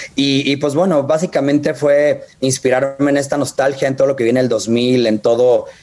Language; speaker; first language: Spanish; native; Spanish